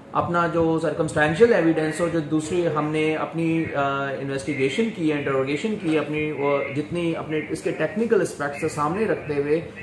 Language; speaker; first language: Urdu; non-native, local second language; Pashto